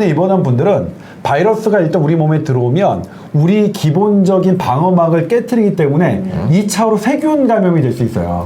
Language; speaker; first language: Korean; native; Korean